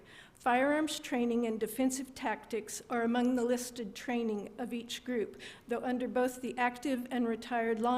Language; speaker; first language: English; native; English